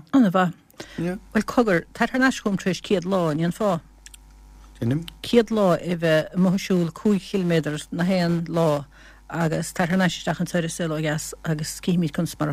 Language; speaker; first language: Irish; native; Irish